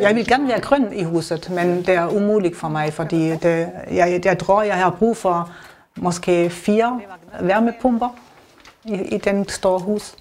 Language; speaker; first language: Danish; non-native, learner; German